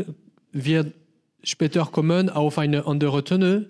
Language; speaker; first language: German; non-native, learner; French